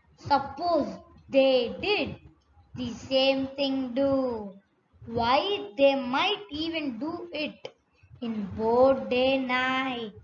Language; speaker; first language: English; non-native, local second language; Tamil